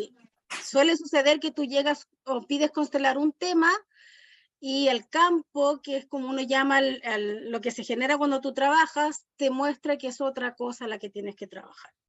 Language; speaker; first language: Spanish; native; Spanish